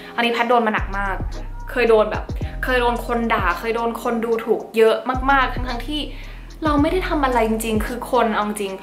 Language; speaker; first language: Thai; early bilingual, heritage; Thai